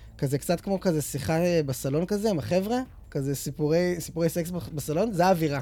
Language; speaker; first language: Hebrew; native; Hebrew